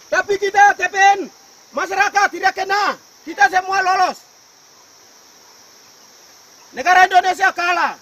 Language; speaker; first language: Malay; non-native, local second language; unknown